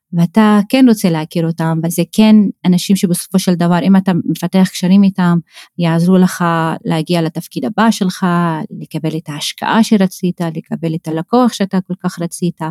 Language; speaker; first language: Hebrew; non-native, local second language; Arabic